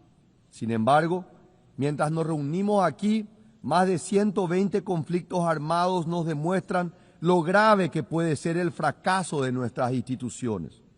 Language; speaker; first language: Spanish; native; Spanish